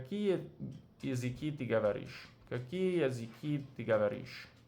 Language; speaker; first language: Russian; non-native, learner; English